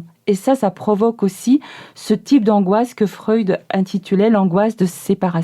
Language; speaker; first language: French; native; French